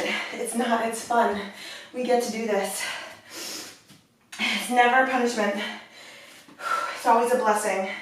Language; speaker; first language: English; native; English